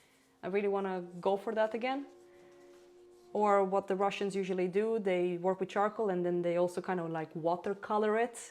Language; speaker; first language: English; non-native, fluent; Romanian